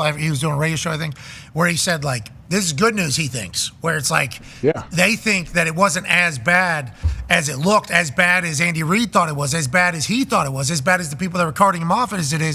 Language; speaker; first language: English; native; English